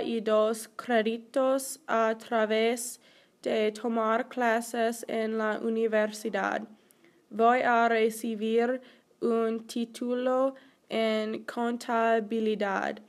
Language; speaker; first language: Spanish; non-native, learner; English